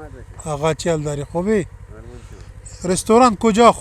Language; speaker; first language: Persian; non-native, learner; Pashto